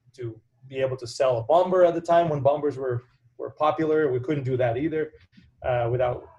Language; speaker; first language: English; non-native, fluent; Portuguese